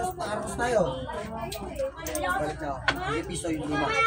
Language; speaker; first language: Filipino; native; Filipino